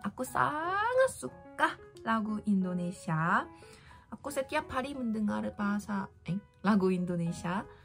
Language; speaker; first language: Indonesian; non-native, learner; Korean